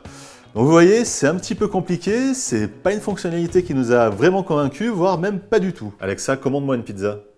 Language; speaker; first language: French; native; French